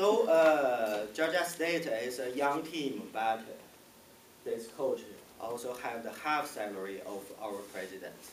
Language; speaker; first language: English; non-native, learner; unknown